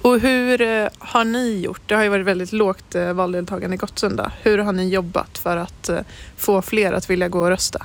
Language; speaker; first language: Swedish; native; Swedish